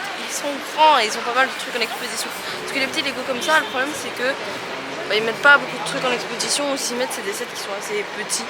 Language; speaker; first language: French; native; French